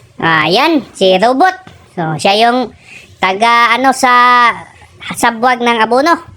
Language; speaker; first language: Filipino; native; Filipino